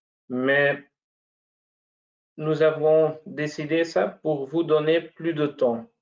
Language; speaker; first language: French; non-native, local second language; Dutch